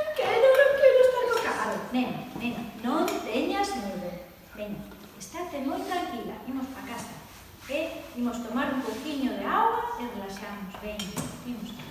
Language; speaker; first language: Galician; early bilingual, other home language; Spanish